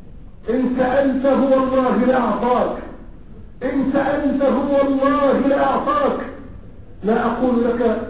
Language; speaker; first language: Arabic; native; Arabic